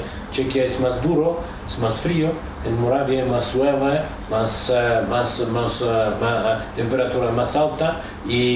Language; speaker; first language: Spanish; non-native, fluent; Czech